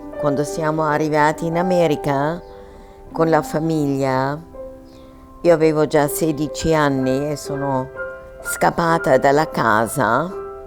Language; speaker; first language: Italian; non-native, fluent; German